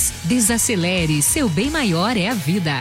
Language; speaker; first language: Portuguese; native; Portuguese